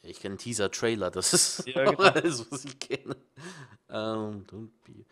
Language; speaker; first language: German; native; German